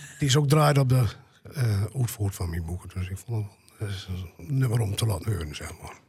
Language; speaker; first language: Dutch; native; Dutch